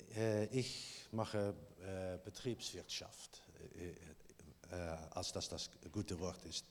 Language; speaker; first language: German; non-native, learner; Dutch